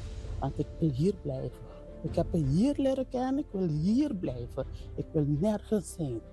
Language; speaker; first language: Dutch; non-native, learner; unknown